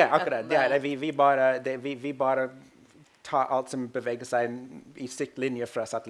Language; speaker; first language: Norwegian; non-native, fluent; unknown